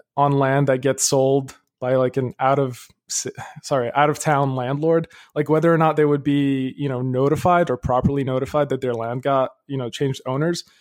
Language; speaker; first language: English; early bilingual, other home language; Arabic